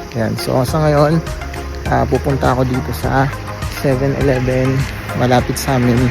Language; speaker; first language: Filipino; native; Filipino